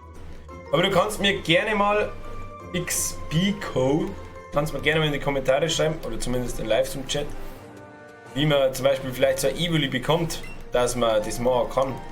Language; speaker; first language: German; native; German